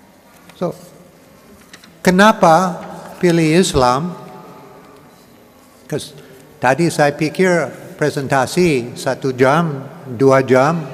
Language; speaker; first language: Indonesian; non-native, learner; English